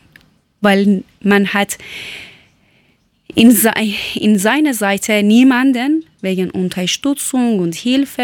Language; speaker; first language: German; non-native, learner; Persian